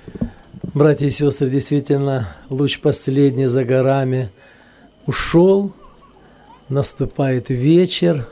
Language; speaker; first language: Russian; native; Russian